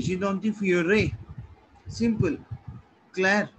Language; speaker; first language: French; non-native, fluent; Hindi